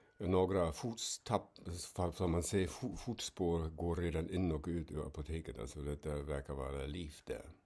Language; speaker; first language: Swedish; non-native, fluent; German